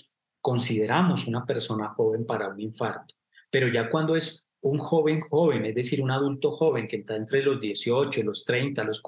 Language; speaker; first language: Spanish; native; Spanish